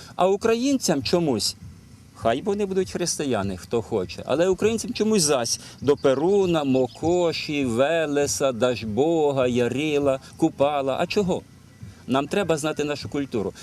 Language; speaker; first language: Ukrainian; native; Ukrainian